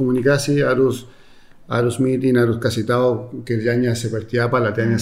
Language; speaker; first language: Indonesian; non-native, fluent; Spanish